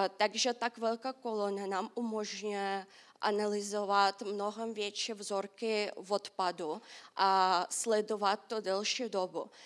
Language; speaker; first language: Czech; non-native, fluent; Russian